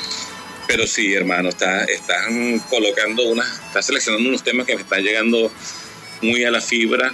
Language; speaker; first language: Spanish; native; Spanish